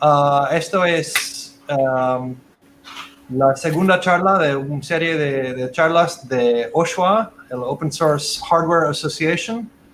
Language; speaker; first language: Spanish; non-native, fluent; English